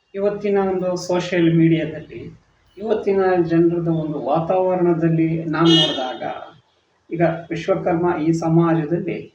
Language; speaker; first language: Kannada; native; Kannada